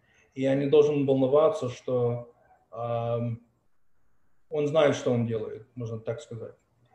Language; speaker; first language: Russian; early bilingual, heritage; Russian